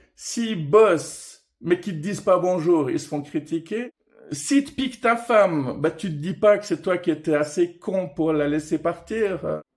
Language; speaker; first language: French; early bilingual, other home language; Persian